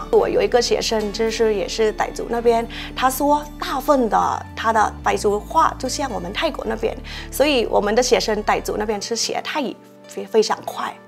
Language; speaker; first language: Chinese; non-native, fluent; Thai